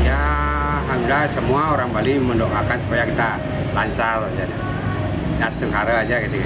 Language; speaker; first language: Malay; non-native, local second language; Balinese